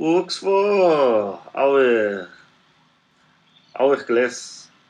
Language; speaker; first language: English; non-native, learner; Portuguese